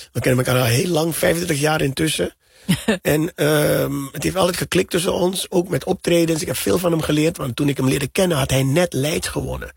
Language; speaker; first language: Dutch; native; Dutch